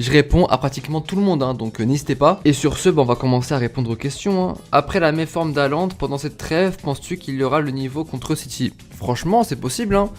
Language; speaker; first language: French; native; French